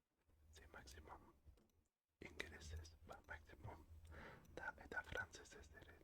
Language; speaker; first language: Basque; non-native, learner; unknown